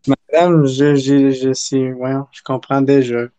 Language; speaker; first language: French; native; French